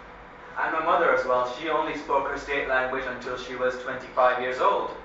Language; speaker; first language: English; early bilingual, other home language; Hindi